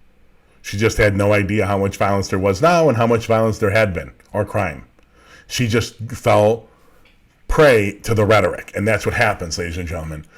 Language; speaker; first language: English; native; English